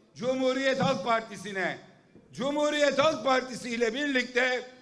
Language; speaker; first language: Turkish; native; Turkish